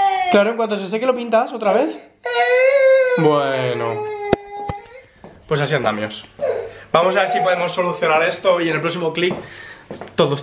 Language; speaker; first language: Spanish; native; Spanish